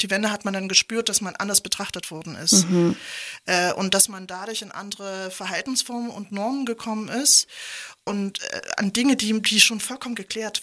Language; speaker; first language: German; native; German